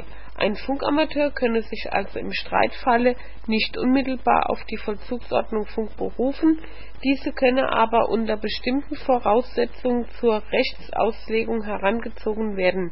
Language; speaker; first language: German; native; German